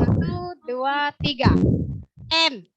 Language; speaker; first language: English; non-native, learner; Indonesian